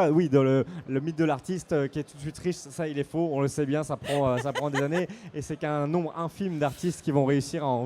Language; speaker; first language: French; native; French